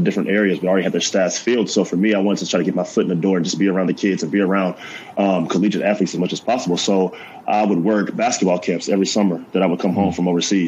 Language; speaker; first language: English; native; English